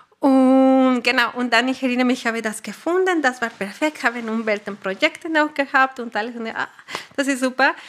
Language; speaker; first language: German; non-native, fluent; Spanish